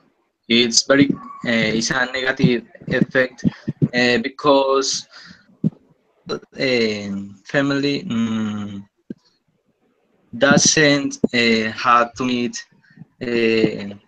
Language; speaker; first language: English; non-native, learner; Spanish